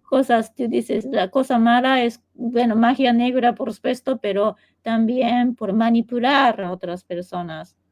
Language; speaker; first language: Spanish; non-native, fluent; Japanese